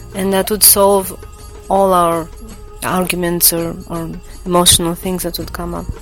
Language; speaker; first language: English; non-native, fluent; Latvian